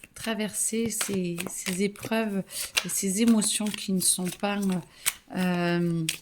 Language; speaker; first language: French; native; French